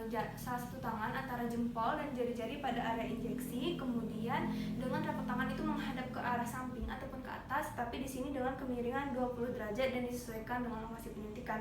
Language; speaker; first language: Indonesian; native; Indonesian